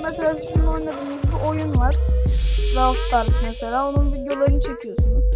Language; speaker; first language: Turkish; native; Turkish